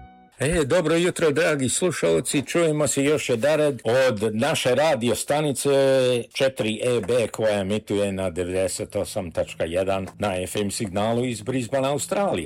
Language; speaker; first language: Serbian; early bilingual, heritage; Serbian